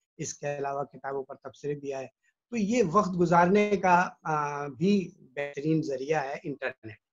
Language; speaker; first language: Urdu; native; Urdu